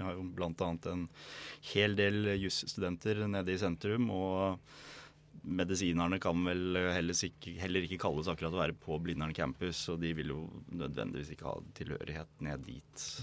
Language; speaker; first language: Norwegian; native; Norwegian